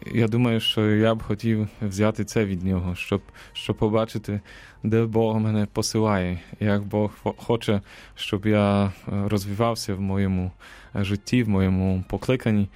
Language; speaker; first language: Ukrainian; non-native, fluent; Polish